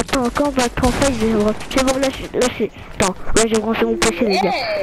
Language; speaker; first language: French; native; French